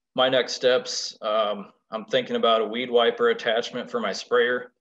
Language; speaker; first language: English; native; English